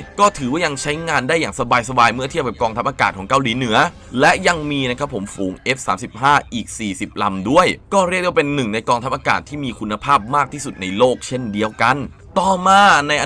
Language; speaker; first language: Thai; native; Thai